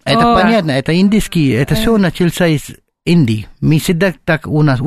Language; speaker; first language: Russian; non-native, learner; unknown